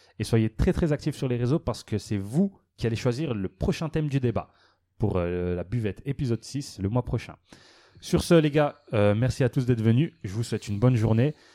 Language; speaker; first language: French; native; French